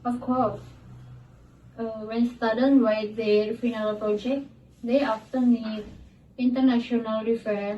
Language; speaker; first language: English; non-native, learner; Indonesian